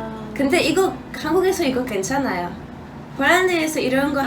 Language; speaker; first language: Korean; non-native, learner; Polish